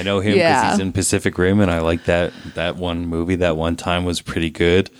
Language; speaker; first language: English; native; English